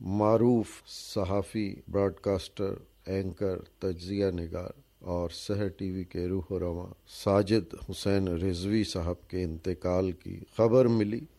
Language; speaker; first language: Urdu; native; Urdu